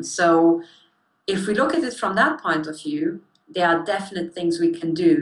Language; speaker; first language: English; early bilingual, other home language; German